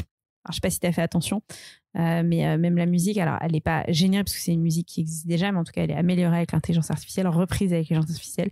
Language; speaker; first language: French; native; French